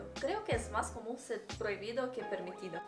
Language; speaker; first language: Spanish; non-native, fluent; Portuguese